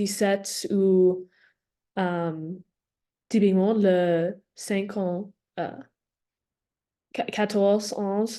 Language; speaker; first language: French; non-native, learner; English